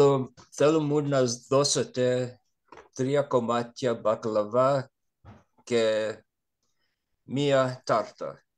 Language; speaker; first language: Greek; non-native, learner; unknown